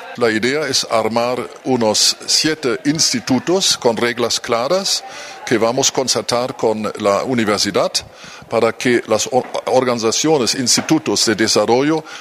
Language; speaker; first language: Spanish; non-native, fluent; German